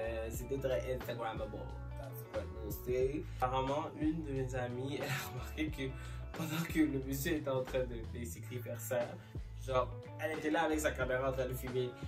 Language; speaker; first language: French; native; French